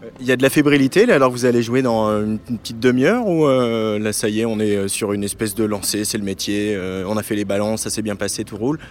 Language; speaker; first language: French; native; French